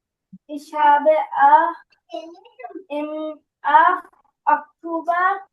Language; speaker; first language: German; non-native, learner; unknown